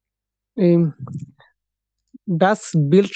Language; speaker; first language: German; non-native, learner; Bangla